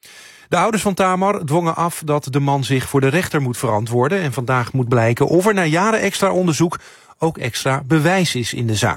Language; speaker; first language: Dutch; native; Dutch